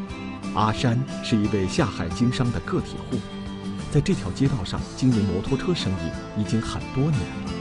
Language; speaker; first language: Chinese; native; Chinese